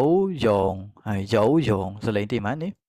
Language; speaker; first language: Chinese; non-native, fluent; Khmer